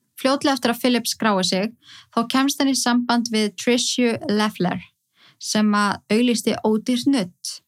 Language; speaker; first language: Icelandic; native; Icelandic